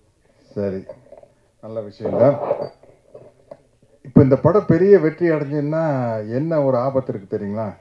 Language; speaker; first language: Tamil; native; Tamil